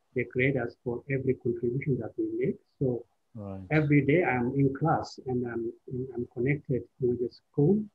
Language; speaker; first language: English; non-native, fluent; Amharic